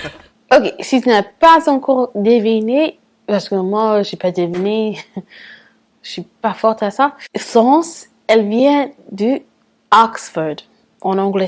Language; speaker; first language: French; non-native, fluent; English